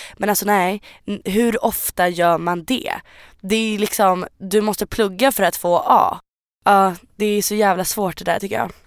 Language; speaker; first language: Swedish; native; Swedish